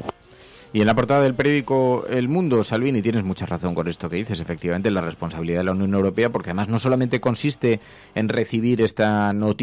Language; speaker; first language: Spanish; native; Spanish